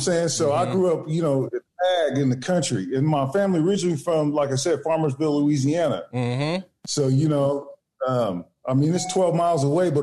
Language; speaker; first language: English; native; English